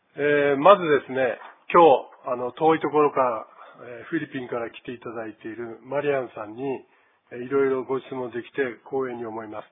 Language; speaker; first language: Japanese; native; Japanese